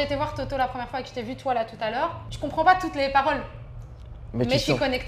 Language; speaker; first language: French; native; French